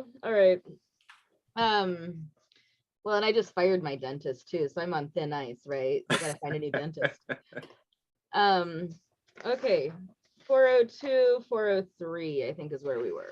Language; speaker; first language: English; native; English